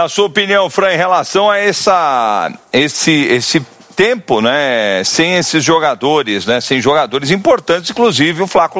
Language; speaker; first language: Portuguese; native; Portuguese